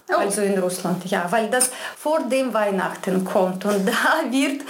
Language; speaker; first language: German; non-native, fluent; Russian